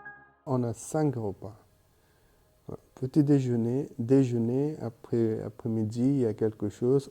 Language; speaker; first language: French; non-native, learner; Bangla